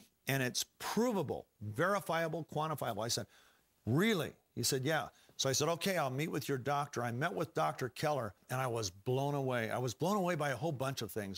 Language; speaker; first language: English; native; English